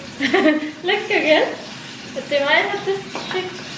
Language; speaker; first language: German; non-native, learner; Filipino